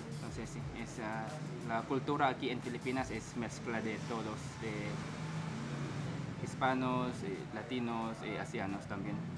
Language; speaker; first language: Spanish; non-native, learner; Filipino